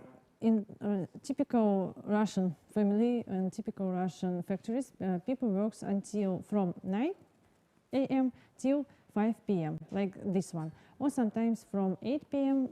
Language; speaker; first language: English; non-native, learner; Russian